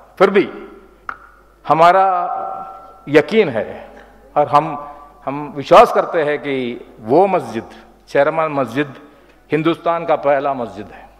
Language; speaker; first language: Hindi; non-native, local second language; Malayalam